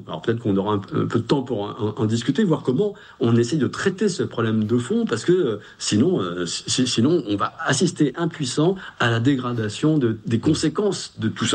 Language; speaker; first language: French; native; French